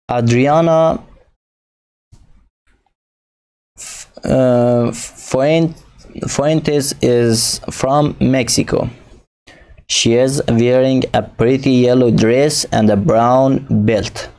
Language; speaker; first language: English; non-native, fluent; Persian